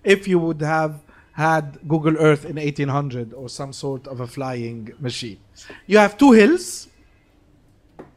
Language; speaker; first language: English; non-native, fluent; Arabic